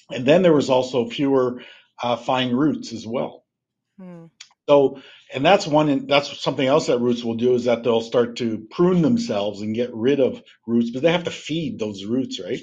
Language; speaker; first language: English; native; English